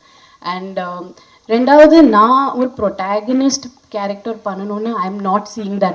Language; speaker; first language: Tamil; non-native, fluent; Hindi